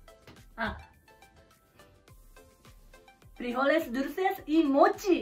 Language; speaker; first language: Spanish; non-native, learner; Japanese